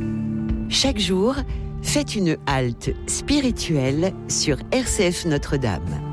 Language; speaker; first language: French; native; French